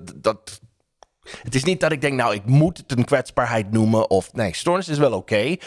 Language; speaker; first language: Dutch; non-native, fluent; English